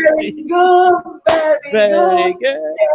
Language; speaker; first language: English; non-native, fluent; Portuguese